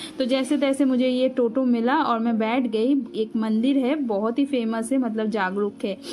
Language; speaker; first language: Hindi; non-native, local second language; Bangla